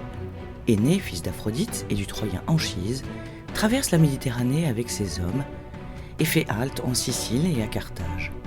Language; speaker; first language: French; native; French